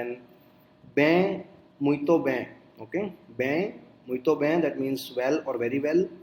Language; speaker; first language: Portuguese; non-native, learner; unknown